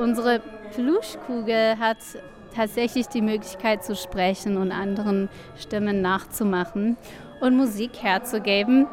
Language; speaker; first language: German; non-native, fluent; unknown